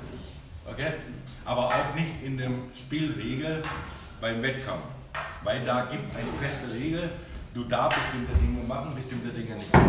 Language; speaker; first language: German; non-native, learner; Thai